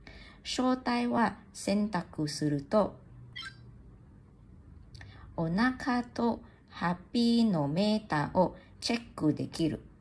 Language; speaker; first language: Japanese; non-native, learner; English